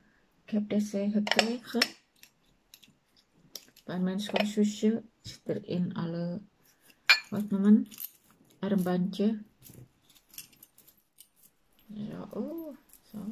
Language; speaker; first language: Dutch; non-native, learner; Indonesian